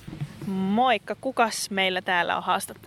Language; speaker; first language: Finnish; native; Finnish